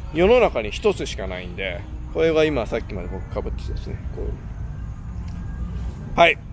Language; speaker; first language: Japanese; native; Japanese